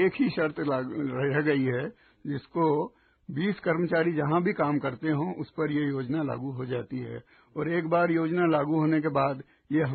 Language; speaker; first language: Hindi; native; Hindi